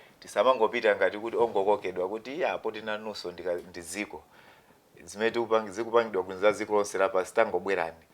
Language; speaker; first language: Nyanja; non-native, local second language; Tumbuka